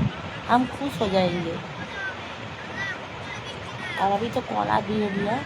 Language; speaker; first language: Hindi; non-native, local second language; Bangla